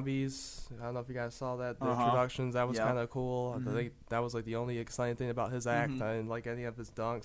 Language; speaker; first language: English; native; English